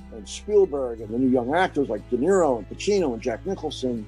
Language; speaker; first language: English; native; English